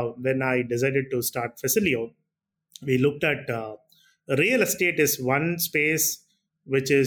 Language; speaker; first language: English; non-native, local second language; Tamil